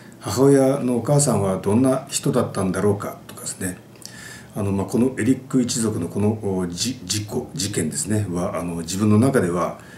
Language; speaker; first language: Japanese; native; Japanese